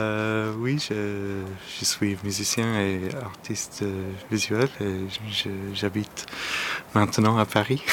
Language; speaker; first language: French; non-native, learner; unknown